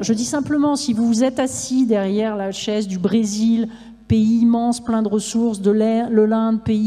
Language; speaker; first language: French; native; French